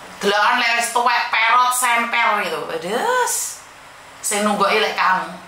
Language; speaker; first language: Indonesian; non-native, local second language; Javanese